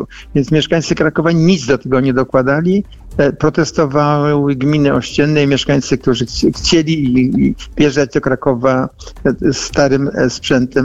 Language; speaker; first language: Polish; native; Polish